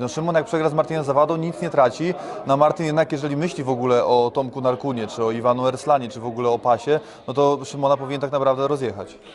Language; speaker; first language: Polish; native; Polish